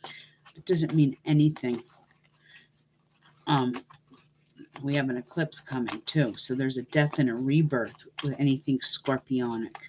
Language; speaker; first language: English; native; English